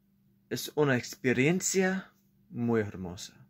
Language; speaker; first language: Spanish; non-native, learner; English